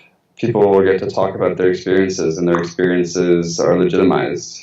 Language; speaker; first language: English; early bilingual, other home language; Spanish